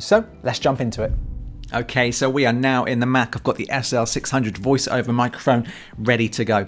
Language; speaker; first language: English; native; English